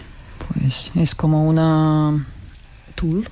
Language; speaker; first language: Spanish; non-native, learner; Russian